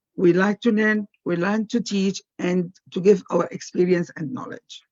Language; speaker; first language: English; non-native, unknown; Arabic